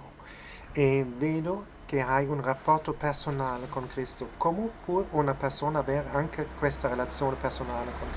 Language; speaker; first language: Italian; non-native, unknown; Spanish